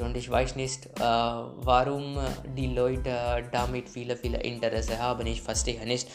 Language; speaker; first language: German; non-native, learner; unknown